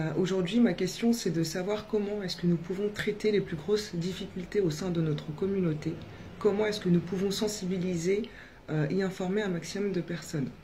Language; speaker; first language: French; early bilingual, other home language; Soninke